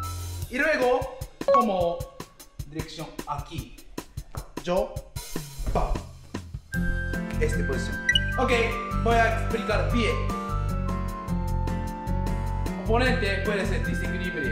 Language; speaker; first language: Spanish; non-native, learner; Japanese